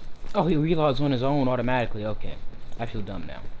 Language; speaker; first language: English; native; English